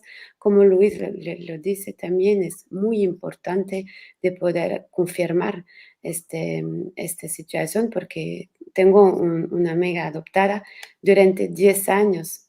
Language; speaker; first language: Spanish; non-native, learner; French